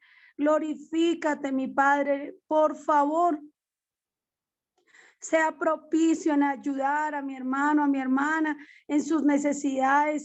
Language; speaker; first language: Spanish; native; Spanish